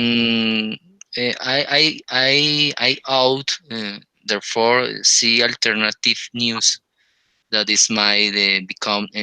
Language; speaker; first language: English; non-native, learner; Spanish